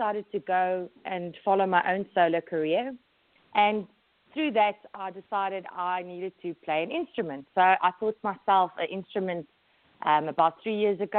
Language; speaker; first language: English; native; English